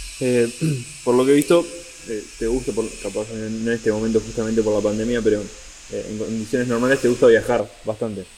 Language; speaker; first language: Spanish; native; Spanish